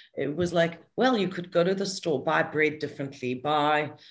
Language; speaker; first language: English; native; English